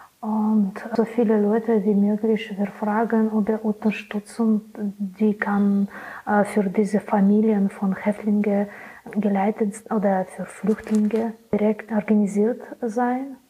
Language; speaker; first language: German; non-native, learner; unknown